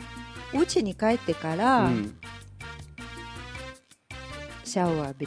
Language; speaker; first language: Japanese; non-native, fluent; Russian